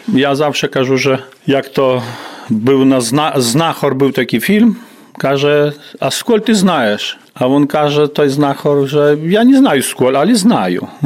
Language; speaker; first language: Ukrainian; native; Ukrainian